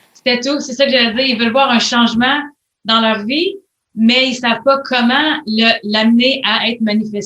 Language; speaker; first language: French; native; French